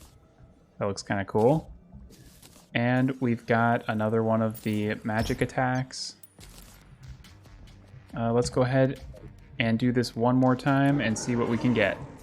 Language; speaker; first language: English; native; English